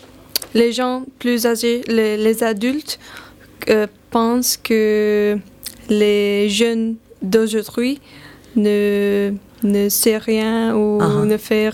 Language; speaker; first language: French; non-native, learner; Finnish